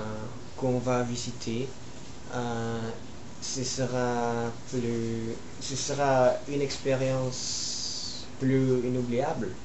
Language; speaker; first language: French; non-native, learner; Filipino